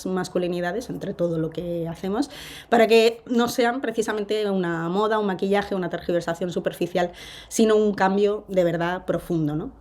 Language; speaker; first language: Spanish; native; Spanish